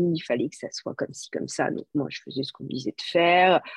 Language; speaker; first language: French; native; French